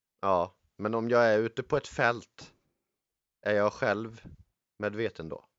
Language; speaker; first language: Swedish; native; Swedish